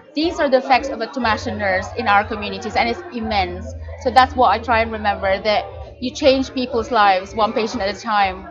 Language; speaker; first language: English; non-native, local second language; Filipino